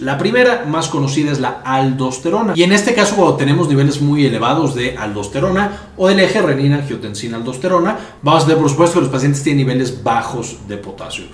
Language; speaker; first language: Spanish; native; Spanish